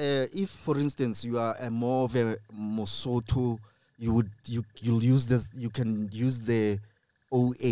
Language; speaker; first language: English; non-native, local second language; Tswana